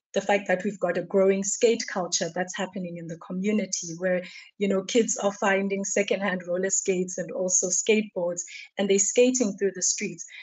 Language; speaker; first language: English; non-native, local second language; Xhosa